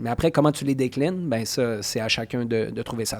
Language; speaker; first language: French; native; French